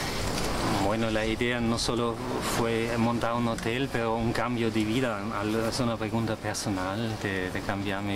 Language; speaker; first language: Spanish; non-native, learner; German